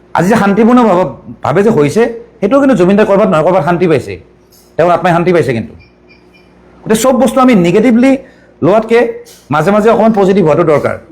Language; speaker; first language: Assamese; native; Assamese